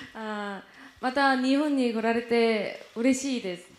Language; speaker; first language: Japanese; non-native, learner; Korean